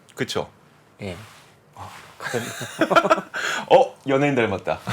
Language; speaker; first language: Korean; native; Korean